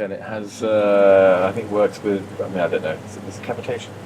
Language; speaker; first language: English; native; English